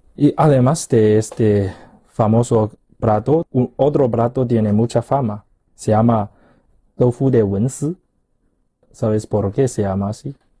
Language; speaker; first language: Spanish; non-native, fluent; Chinese